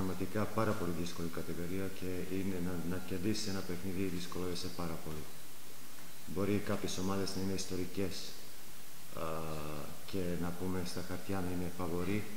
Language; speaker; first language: Greek; non-native, fluent; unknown